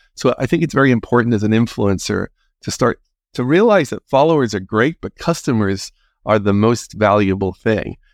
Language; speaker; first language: English; native; English